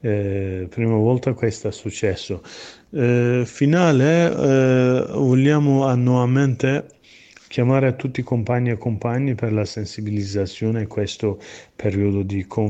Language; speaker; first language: Italian; non-native, learner; Kurdish